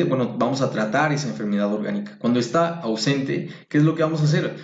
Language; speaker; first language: Spanish; native; Spanish